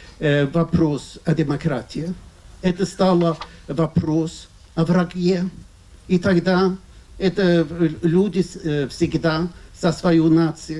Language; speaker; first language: Russian; non-native, fluent; Swedish